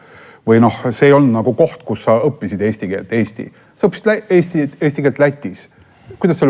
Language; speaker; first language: Estonian; native; Estonian